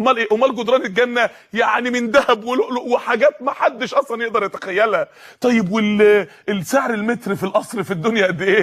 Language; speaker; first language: Arabic; native; Arabic